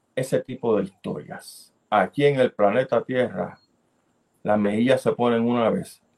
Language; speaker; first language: Spanish; native; Spanish